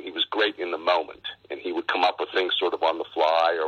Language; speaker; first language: English; native; English